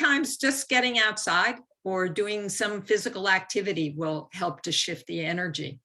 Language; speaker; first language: English; native; English